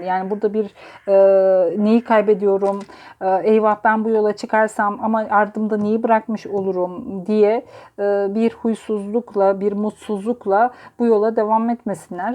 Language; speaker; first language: Turkish; native; Turkish